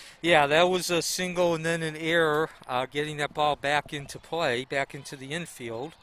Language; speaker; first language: English; native; English